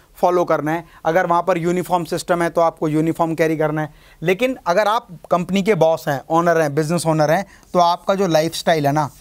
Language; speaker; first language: Hindi; native; Hindi